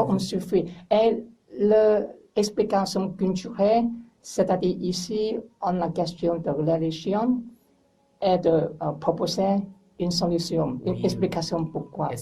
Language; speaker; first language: French; non-native, learner; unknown